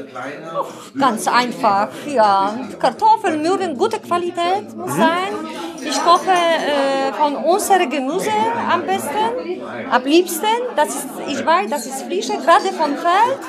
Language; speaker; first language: German; non-native, learner; Polish